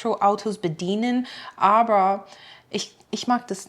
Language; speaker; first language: German; non-native, fluent; English